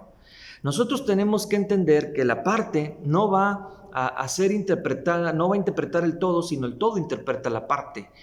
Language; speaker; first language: Spanish; native; Spanish